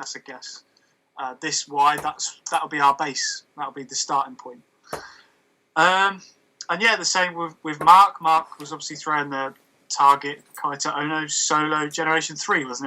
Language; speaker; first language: English; native; English